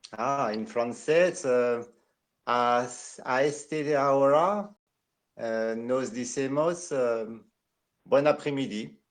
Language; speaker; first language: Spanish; non-native, learner; French